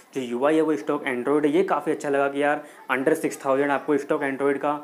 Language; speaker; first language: Hindi; native; Hindi